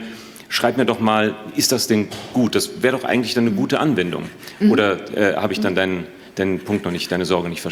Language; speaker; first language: German; native; German